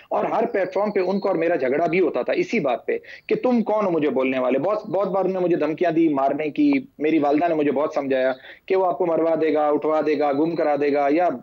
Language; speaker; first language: Urdu; non-native, local second language; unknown